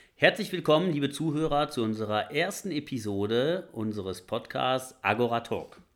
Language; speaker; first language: German; native; German